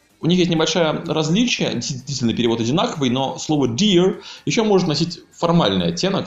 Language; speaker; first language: Russian; native; Russian